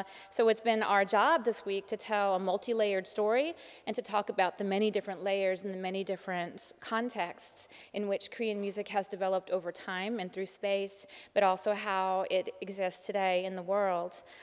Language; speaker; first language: English; native; English